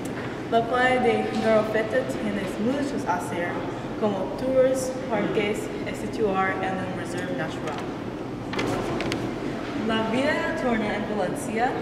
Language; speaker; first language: Spanish; non-native, learner; English